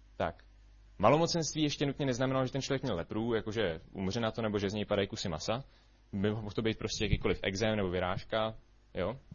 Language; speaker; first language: Czech; native; Czech